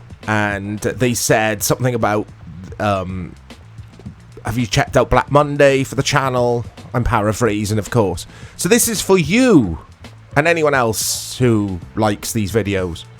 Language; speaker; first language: English; native; English